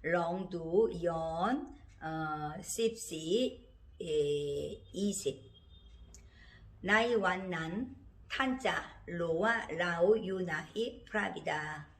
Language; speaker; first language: Thai; non-native, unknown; Korean